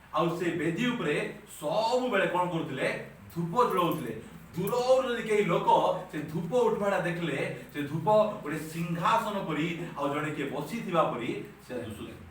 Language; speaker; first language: Odia; native; Odia